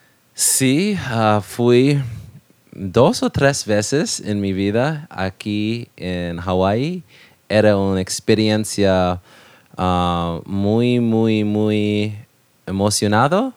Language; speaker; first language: Spanish; non-native, learner; English